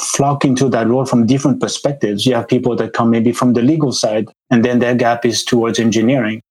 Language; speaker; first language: English; non-native, fluent; French